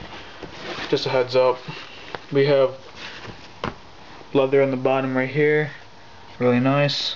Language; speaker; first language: English; native; English